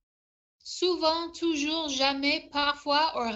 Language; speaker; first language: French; non-native, fluent; English